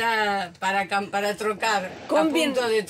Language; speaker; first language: Portuguese; non-native, learner; Spanish